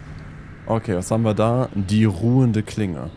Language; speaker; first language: German; native; German